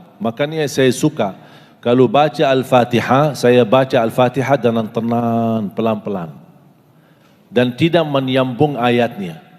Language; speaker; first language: Malay; non-native, fluent; Arabic